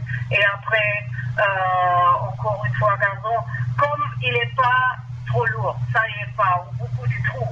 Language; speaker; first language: French; non-native, learner; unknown